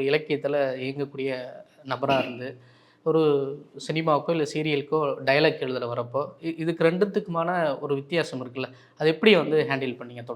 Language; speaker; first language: Tamil; native; Tamil